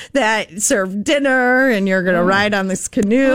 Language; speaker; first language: English; native; English